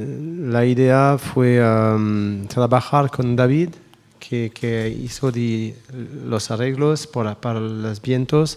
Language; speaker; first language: Spanish; non-native, learner; French